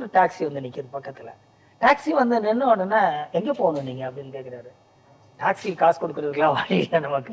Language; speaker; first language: Tamil; native; Tamil